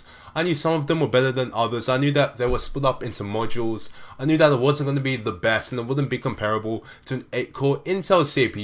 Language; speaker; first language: English; native; English